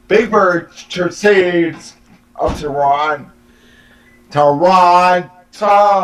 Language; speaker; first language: English; native; English